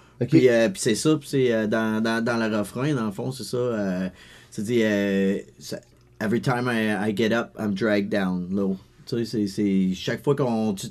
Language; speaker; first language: French; early bilingual, other home language; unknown